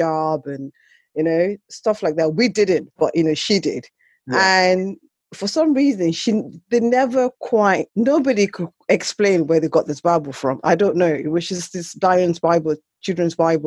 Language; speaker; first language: English; non-native, local second language; Yoruba